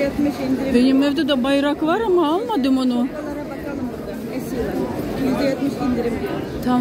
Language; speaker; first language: Turkish; non-native, fluent; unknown